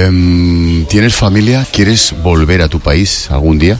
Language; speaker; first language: Spanish; native; Spanish